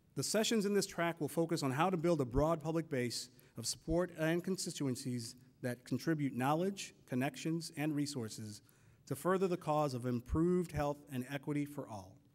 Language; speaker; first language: English; native; English